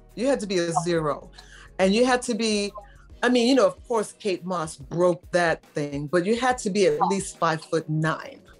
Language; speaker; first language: English; native; English